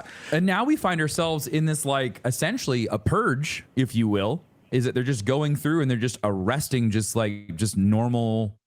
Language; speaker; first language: English; native; English